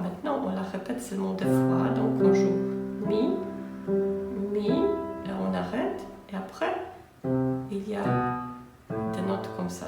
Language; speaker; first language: French; non-native, fluent; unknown